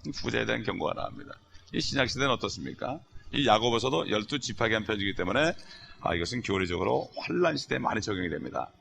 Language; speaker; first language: Korean; native; Korean